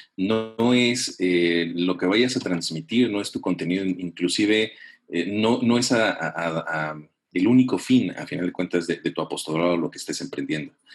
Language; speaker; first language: Spanish; native; Spanish